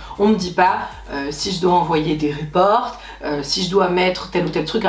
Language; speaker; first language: French; native; French